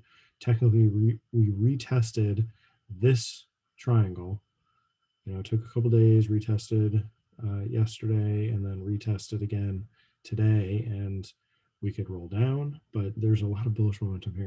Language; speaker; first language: English; native; English